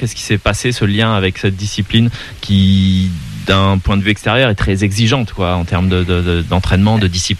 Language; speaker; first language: French; native; French